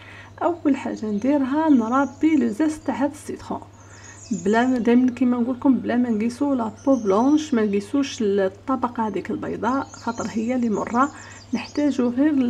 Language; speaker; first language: Arabic; native; Arabic